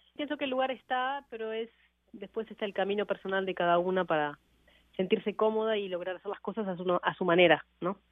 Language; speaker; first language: Spanish; native; Spanish